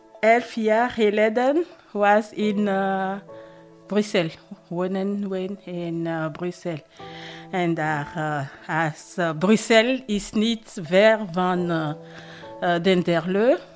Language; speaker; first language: Dutch; non-native, learner; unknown